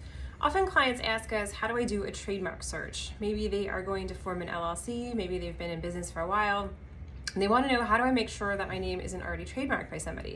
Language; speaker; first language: English; native; English